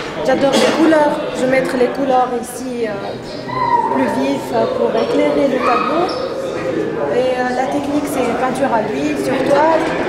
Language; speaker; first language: French; non-native, local second language; Arabic